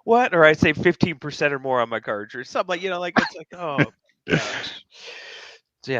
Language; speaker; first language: English; native; English